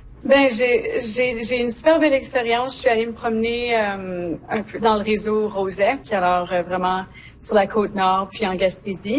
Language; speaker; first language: French; native; French